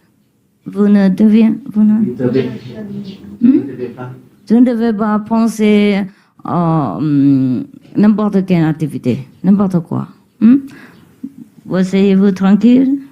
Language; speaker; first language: French; non-native, fluent; Vietnamese